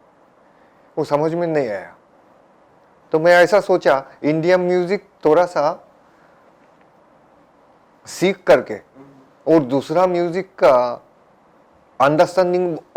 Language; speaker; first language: Hindi; non-native, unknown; Japanese